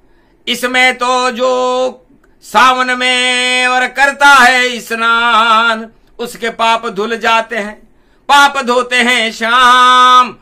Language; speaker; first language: Hindi; native; Hindi